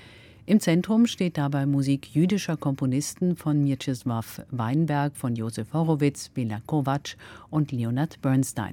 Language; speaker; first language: German; native; German